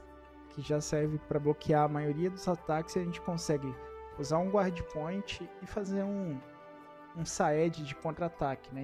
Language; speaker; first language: Portuguese; native; Portuguese